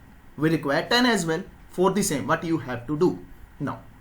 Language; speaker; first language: English; non-native, local second language; Hindi